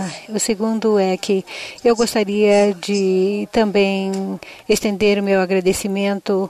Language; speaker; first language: Portuguese; non-native, fluent; Indonesian